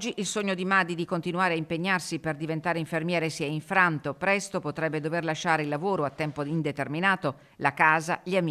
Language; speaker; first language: Italian; native; Italian